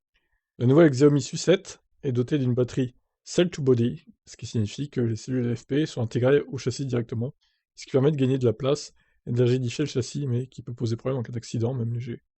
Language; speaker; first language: French; native; French